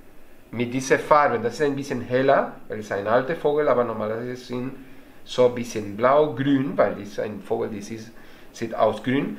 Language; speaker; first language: German; non-native, fluent; Spanish